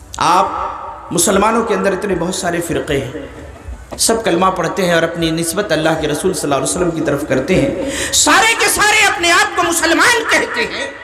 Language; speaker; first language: Urdu; native; Urdu